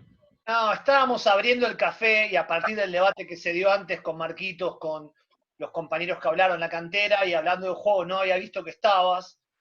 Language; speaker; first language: Spanish; native; Spanish